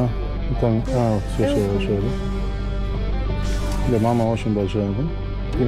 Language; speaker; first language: Russian; non-native, learner; Spanish